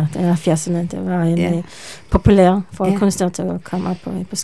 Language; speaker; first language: Danish; non-native, learner; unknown